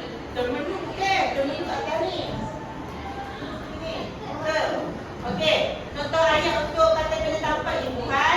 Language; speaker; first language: Malay; native; Malay